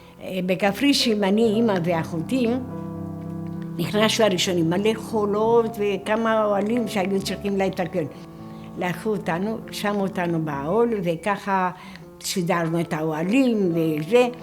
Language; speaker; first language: Hebrew; non-native, fluent; Greek